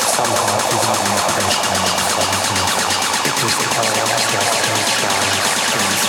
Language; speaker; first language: English; non-native, fluent; German